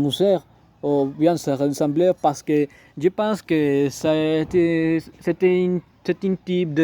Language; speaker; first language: French; non-native, learner; Spanish